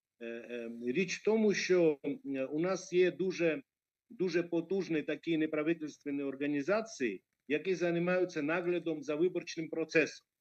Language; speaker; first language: Ukrainian; non-native, fluent; Georgian